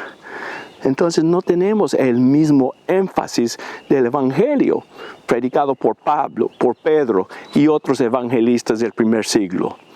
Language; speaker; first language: Spanish; non-native, fluent; English